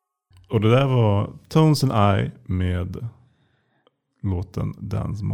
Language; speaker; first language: Swedish; native; Swedish